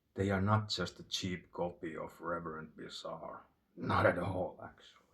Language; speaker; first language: English; non-native, fluent; Finnish